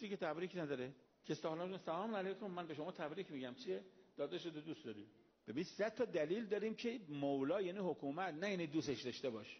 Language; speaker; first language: Persian; native; Persian